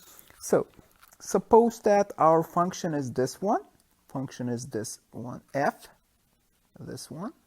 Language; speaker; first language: English; non-native, fluent; Turkish